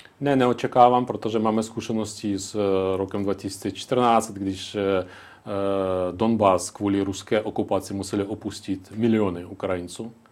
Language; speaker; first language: Czech; non-native, local second language; Ukrainian